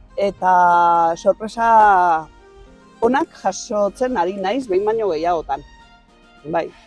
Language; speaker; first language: Basque; native; Basque